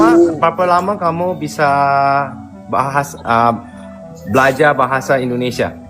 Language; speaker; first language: Indonesian; non-native, learner; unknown